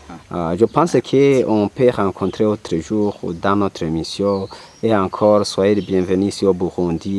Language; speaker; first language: French; non-native, local second language; Rundi